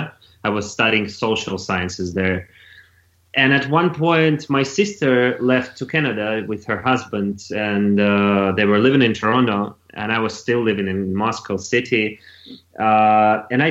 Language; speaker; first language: English; non-native, fluent; Russian